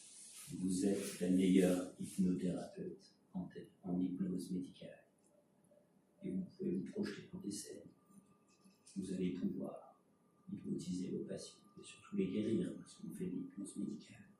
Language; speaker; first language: French; native; French